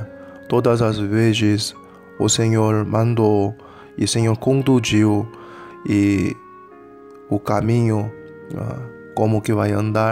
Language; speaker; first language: Portuguese; non-native, fluent; Korean